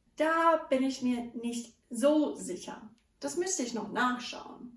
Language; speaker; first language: German; non-native, fluent; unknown